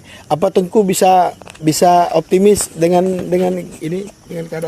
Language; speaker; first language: Indonesian; native; Indonesian